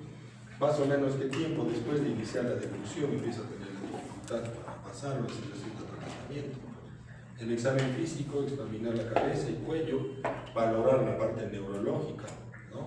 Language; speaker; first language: Spanish; native; Spanish